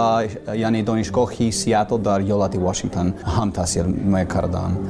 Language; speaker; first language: Persian; non-native, learner; English